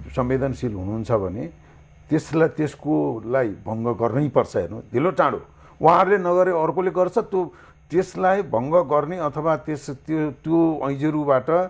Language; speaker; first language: Nepali; native; Nepali